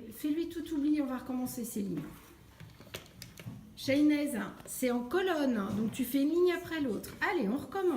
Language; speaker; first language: French; native; French